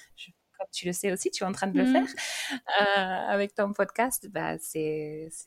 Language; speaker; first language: French; early bilingual, other home language; English